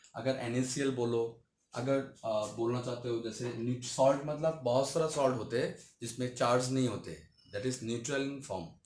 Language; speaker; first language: Hindi; non-native, local second language; Bangla